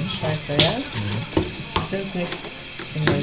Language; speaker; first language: German; non-native, fluent; Bulgarian